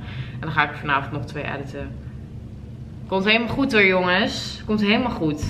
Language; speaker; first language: Dutch; native; Dutch